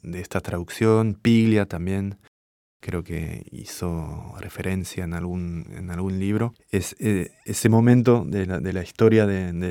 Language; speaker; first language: Spanish; non-native, fluent; French